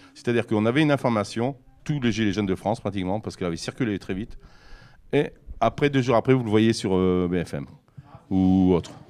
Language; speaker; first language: French; native; French